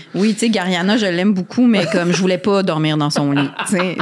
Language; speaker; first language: French; native; French